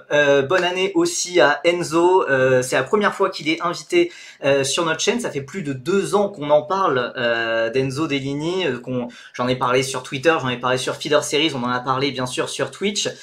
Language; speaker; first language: French; native; French